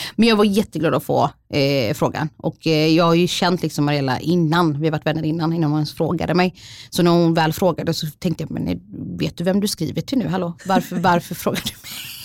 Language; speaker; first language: Swedish; early bilingual, other home language; Somali